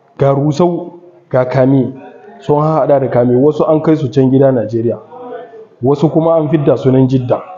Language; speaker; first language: Hausa; early bilingual, heritage; Hausa